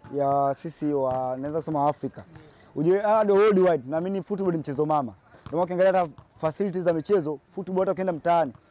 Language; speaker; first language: Swahili; native; Swahili